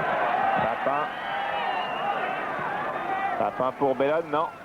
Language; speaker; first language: French; native; French